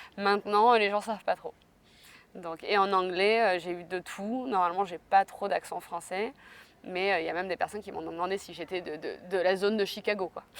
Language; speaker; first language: French; native; French